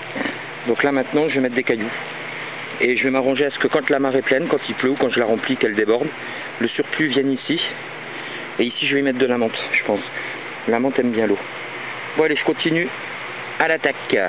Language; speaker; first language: French; native; French